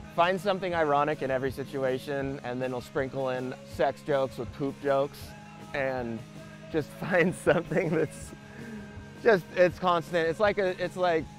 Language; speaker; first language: English; native; English